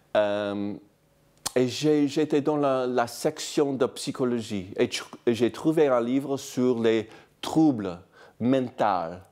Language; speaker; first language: French; non-native, fluent; English